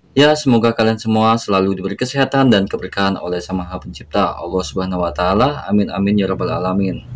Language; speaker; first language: Indonesian; native; Indonesian